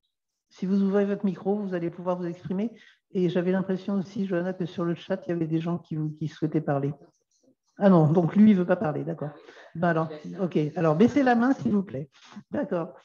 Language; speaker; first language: French; native; French